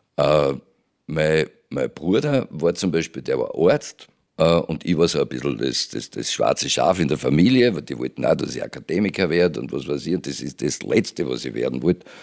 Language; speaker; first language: German; native; German